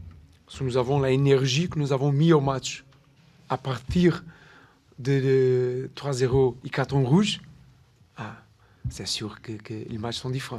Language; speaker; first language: French; non-native, learner; Portuguese